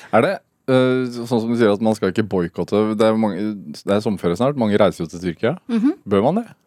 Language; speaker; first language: Norwegian; native; Norwegian